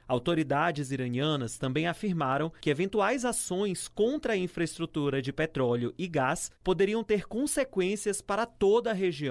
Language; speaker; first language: Portuguese; native; Portuguese